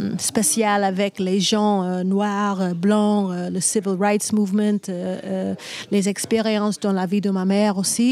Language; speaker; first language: French; non-native, learner; English